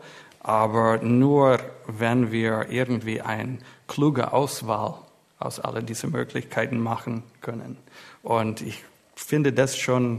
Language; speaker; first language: German; non-native, fluent; English